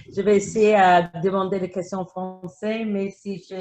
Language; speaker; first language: French; non-native, learner; English